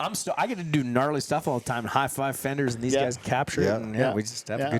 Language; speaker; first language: English; native; English